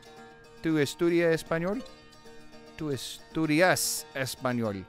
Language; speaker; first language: Spanish; non-native, learner; English